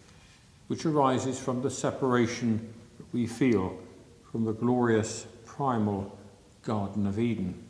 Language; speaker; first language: English; native; English